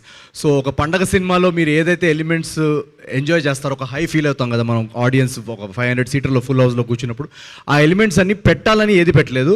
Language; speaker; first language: Telugu; native; Telugu